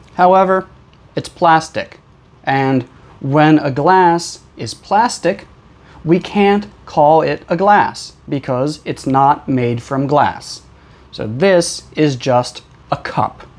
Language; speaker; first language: English; native; English